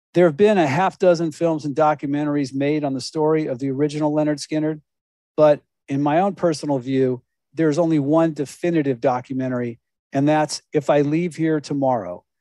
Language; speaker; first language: English; native; English